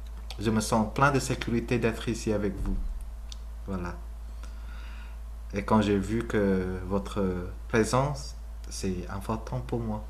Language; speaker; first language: French; non-native, fluent; Vietnamese